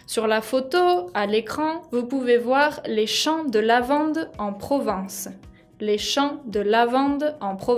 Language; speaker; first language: French; non-native, fluent; Spanish